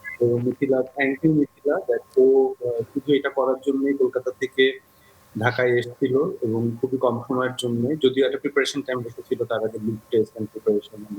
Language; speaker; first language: Bangla; native; Bangla